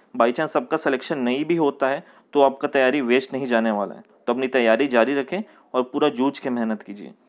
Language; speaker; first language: Hindi; native; Hindi